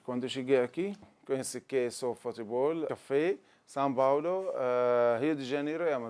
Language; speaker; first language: Portuguese; non-native, learner; Arabic